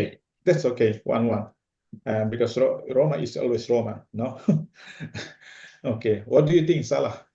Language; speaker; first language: English; non-native, fluent; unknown